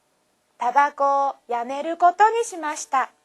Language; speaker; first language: Japanese; non-native, fluent; Korean